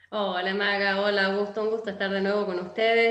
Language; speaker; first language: Spanish; native; Spanish